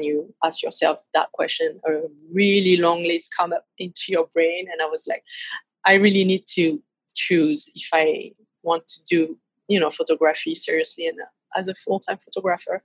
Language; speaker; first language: English; non-native, fluent; French